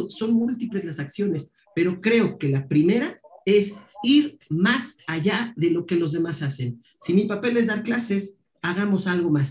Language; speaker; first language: Spanish; native; Spanish